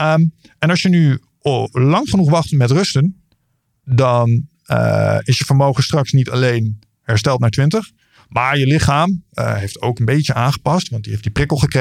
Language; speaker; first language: Dutch; native; Dutch